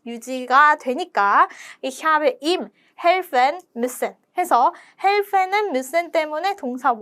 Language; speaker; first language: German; non-native, fluent; Korean